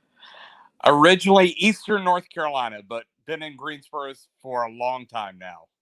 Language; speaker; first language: English; native; English